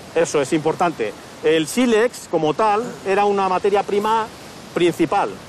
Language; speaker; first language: Spanish; native; Spanish